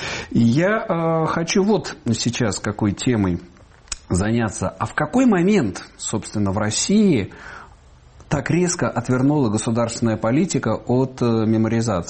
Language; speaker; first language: Russian; native; Russian